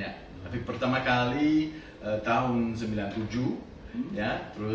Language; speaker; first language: Indonesian; non-native, fluent; French